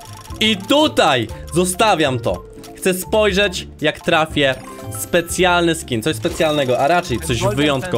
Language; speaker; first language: Polish; native; Polish